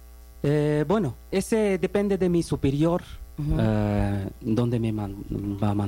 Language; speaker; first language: Spanish; non-native, learner; Bangla